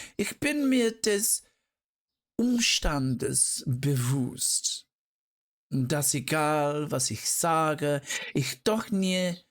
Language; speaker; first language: German; non-native, learner; English